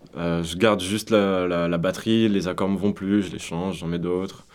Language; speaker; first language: French; native; French